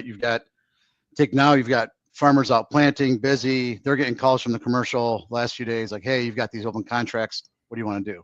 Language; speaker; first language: English; native; English